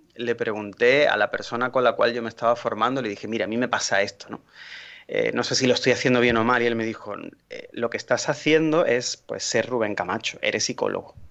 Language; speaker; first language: Spanish; native; Spanish